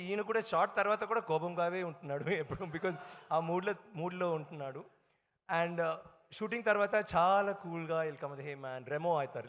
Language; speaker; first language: Telugu; non-native, learner; Tamil